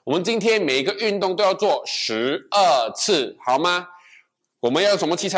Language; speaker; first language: Chinese; native; Chinese